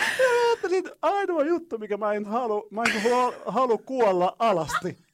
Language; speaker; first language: Finnish; non-native, fluent; Arabic